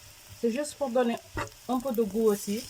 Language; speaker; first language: French; non-native, local second language; Wolof